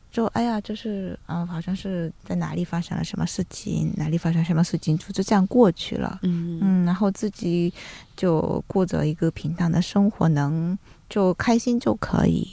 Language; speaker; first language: Chinese; non-native, fluent; Japanese